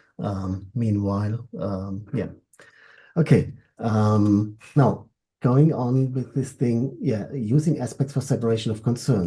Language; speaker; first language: English; non-native, fluent; German